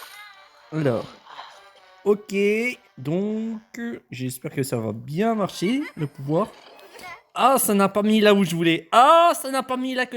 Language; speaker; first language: French; native; French